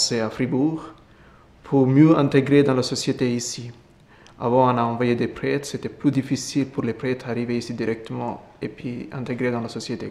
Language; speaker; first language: French; non-native, fluent; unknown